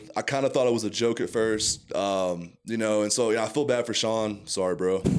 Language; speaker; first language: English; native; English